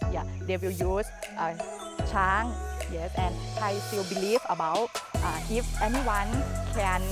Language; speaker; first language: English; non-native, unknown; Thai